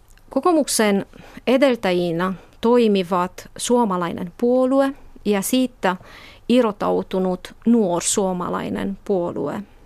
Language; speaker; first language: Finnish; non-native, fluent; Romanian